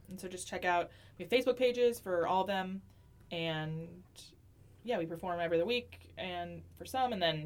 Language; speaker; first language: English; native; English